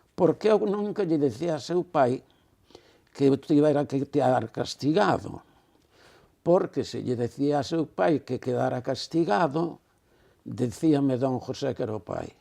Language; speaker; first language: Galician; non-native, local second language; Spanish